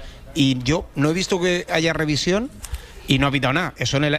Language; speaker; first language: Spanish; native; Spanish